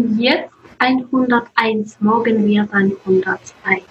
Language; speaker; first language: German; non-native, learner; Russian